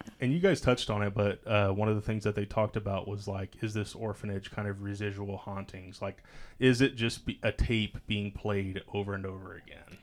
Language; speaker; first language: English; native; English